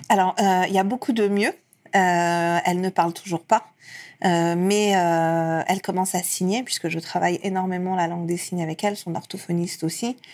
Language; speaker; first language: French; early bilingual, other home language; Persian